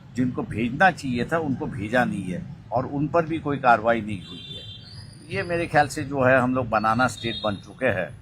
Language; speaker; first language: Hindi; non-native, local second language; Marathi